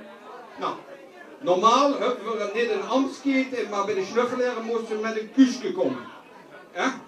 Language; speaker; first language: Dutch; non-native, local second language; Limburgish